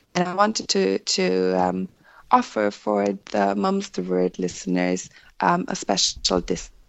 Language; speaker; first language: English; non-native, fluent; German